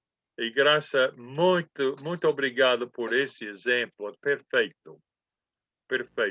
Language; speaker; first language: Portuguese; non-native, fluent; English